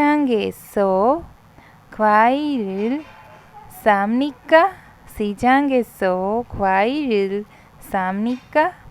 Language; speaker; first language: Korean; non-native, fluent; Hindi